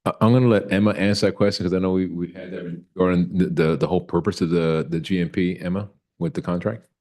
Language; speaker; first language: English; native; English